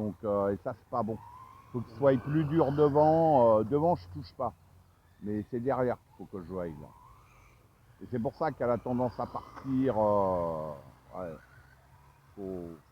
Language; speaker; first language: French; native; French